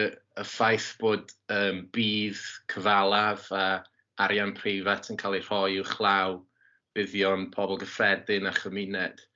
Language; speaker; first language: Welsh; native; Welsh